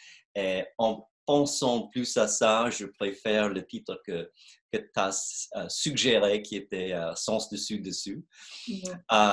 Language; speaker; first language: French; non-native, fluent; English